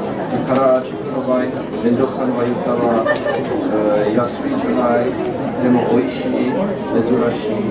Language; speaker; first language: Japanese; non-native, learner; Czech